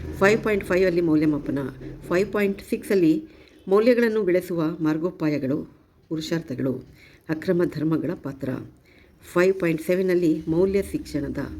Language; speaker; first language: Kannada; native; Kannada